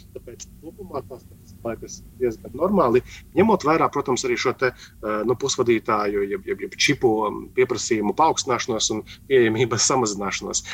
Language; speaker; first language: Latvian; native; Latvian